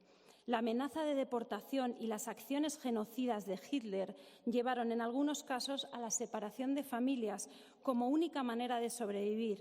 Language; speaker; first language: Spanish; native; Spanish